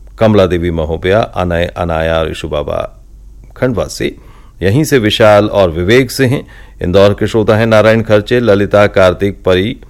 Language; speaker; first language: Hindi; native; Hindi